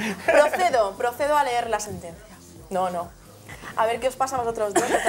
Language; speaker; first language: Spanish; native; Spanish